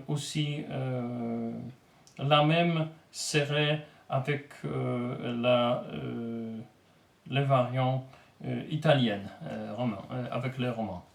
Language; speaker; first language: French; non-native, learner; Polish